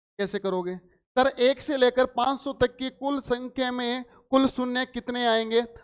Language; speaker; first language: Hindi; native; Hindi